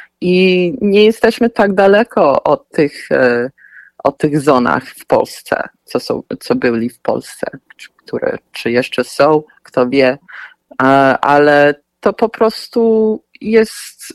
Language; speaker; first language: Polish; early bilingual, heritage; Polish